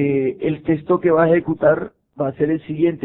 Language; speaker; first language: Spanish; native; Spanish